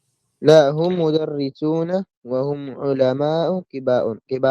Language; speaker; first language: Arabic; non-native, learner; Filipino